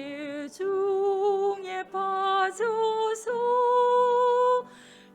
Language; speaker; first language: Korean; native; Korean